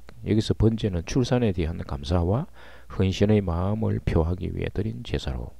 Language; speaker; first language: Korean; native; Korean